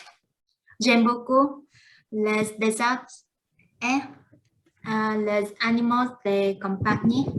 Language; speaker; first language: French; non-native, learner; Vietnamese